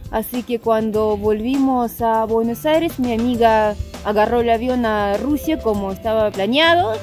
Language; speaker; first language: Spanish; non-native, fluent; Russian